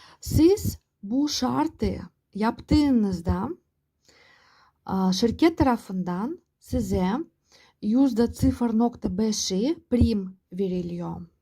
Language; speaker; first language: Turkish; non-native, fluent; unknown